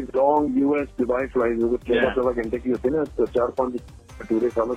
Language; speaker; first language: English; non-native, local second language; Punjabi